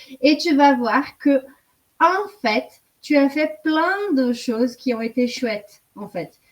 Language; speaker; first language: French; non-native, fluent; Portuguese